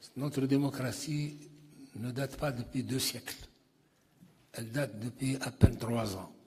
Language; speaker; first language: French; non-native, local second language; Arabic